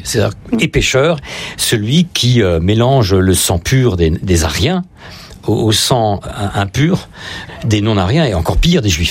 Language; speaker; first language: French; native; French